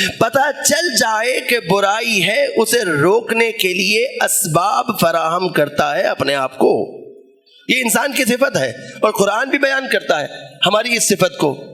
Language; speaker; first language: Urdu; non-native, local second language; Punjabi